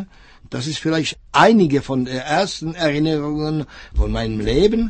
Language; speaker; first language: German; non-native, fluent; Czech